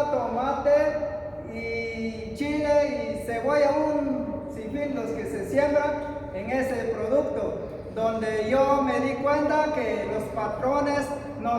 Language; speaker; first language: Spanish; non-native, local second language; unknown